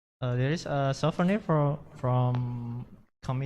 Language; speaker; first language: English; non-native, learner; Indonesian